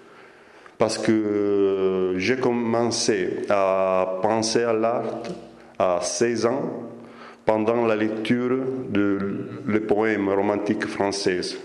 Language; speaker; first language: French; non-native, fluent; Italian